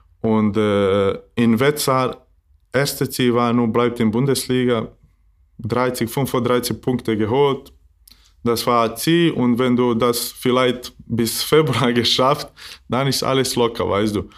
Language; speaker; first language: German; non-native, learner; Bosnian